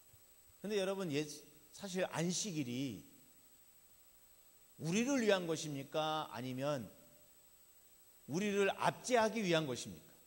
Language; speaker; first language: Korean; native; Korean